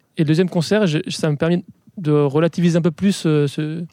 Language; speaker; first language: French; native; French